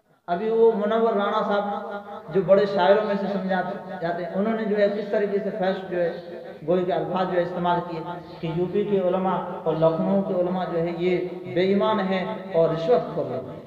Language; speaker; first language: Urdu; native; Urdu